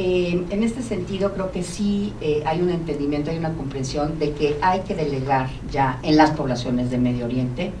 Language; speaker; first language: Spanish; native; Spanish